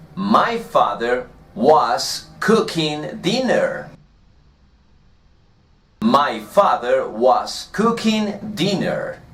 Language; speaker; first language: English; non-native, fluent; Spanish